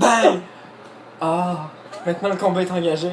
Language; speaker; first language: French; native; French